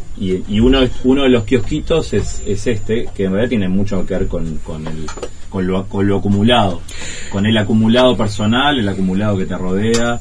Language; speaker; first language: Spanish; native; Spanish